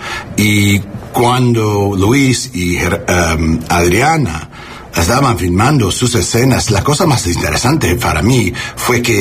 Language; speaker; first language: Spanish; non-native, learner; English